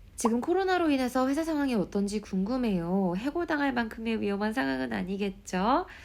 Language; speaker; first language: Korean; native; Korean